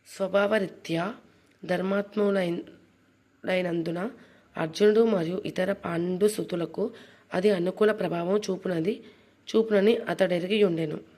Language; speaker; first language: Telugu; non-native, learner; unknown